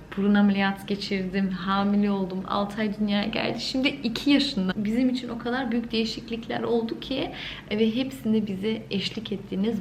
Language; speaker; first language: Turkish; early bilingual, heritage; Turkish